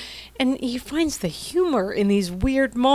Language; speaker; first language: English; native; English